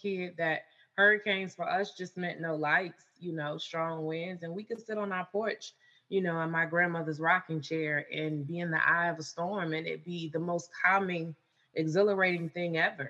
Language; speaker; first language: English; native; English